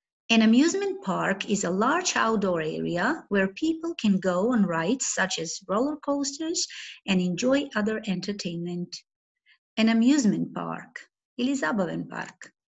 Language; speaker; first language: English; non-native, fluent; Macedonian